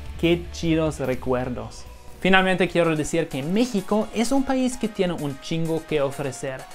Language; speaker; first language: Spanish; non-native, fluent; German